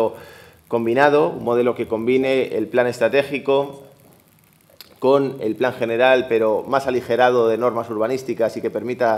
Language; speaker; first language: Spanish; native; Spanish